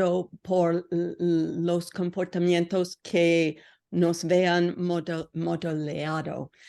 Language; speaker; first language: Spanish; non-native, learner; English